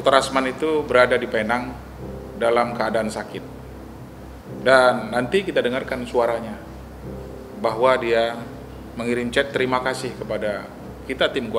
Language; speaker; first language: Indonesian; native; Indonesian